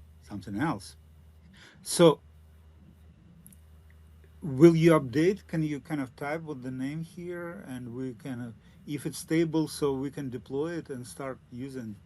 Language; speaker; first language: English; non-native, learner; Russian